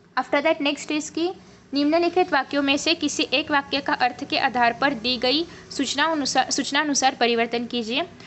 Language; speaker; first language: Hindi; non-native, local second language; Marathi